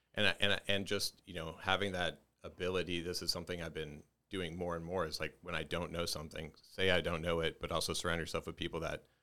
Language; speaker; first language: English; native; English